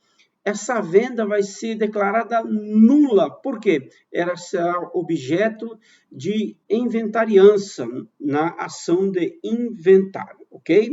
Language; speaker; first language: Portuguese; native; Portuguese